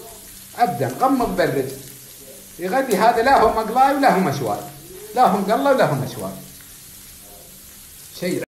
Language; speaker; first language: Arabic; native; Arabic